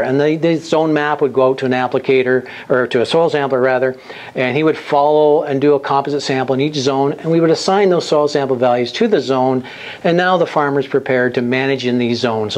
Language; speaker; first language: English; native; English